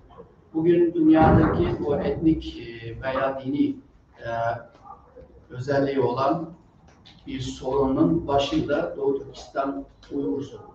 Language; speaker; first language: Turkish; non-native, fluent; Uyghur